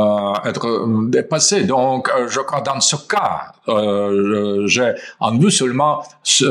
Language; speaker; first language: French; non-native, fluent; Russian